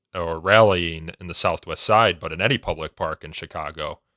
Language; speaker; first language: English; native; English